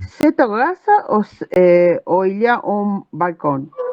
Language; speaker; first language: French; non-native, learner; Spanish